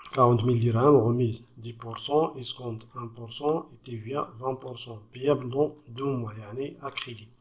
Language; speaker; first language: French; non-native, local second language; Arabic